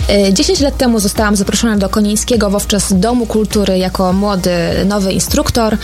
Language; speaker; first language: Polish; native; Polish